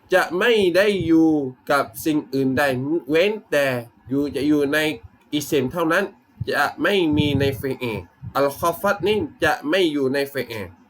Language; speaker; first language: Thai; non-native, local second language; Malay